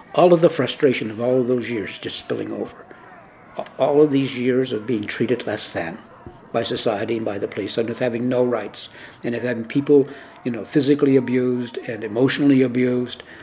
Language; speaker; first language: English; native; English